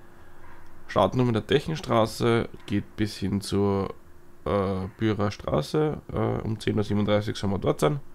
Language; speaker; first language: German; native; German